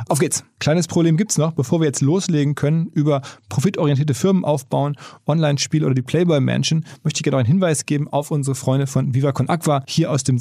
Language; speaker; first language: German; native; German